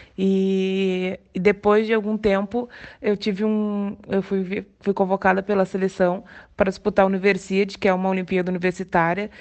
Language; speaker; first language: Portuguese; native; Portuguese